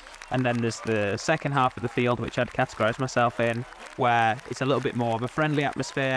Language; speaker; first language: English; native; English